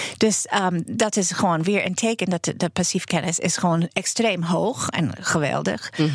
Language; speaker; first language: Dutch; non-native, fluent; English